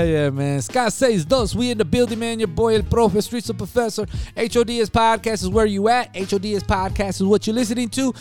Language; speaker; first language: English; early bilingual, other home language; Spanish